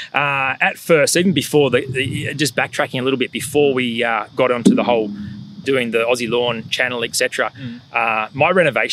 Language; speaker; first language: English; native; English